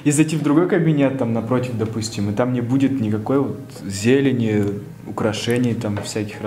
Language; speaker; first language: Russian; native; Russian